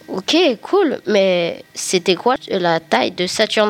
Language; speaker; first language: French; native; French